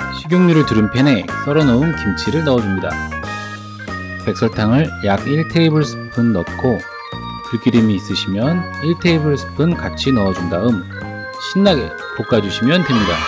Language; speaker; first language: Korean; native; Korean